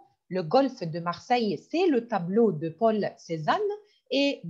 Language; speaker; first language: French; non-native, fluent; Arabic